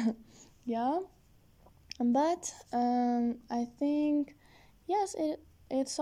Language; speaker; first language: English; non-native, learner; Persian